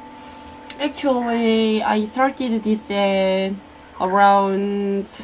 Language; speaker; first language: English; non-native, learner; Korean